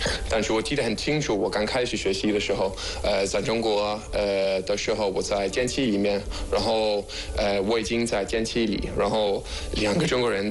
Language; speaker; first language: Chinese; non-native, fluent; Danish